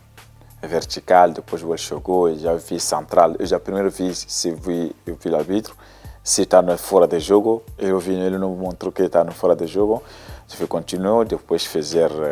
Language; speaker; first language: Portuguese; non-native, learner; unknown